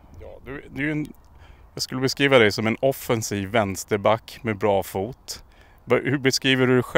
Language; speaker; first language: Swedish; native; Swedish